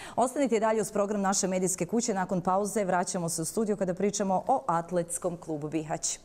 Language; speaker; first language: Croatian; native; Croatian